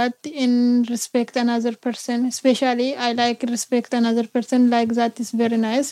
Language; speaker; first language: English; non-native, learner; Oromo